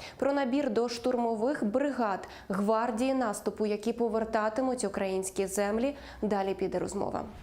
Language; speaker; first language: Ukrainian; native; Ukrainian